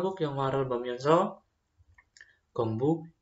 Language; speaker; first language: Korean; non-native, fluent; Indonesian